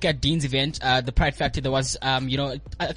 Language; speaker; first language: English; non-native, local second language; Xhosa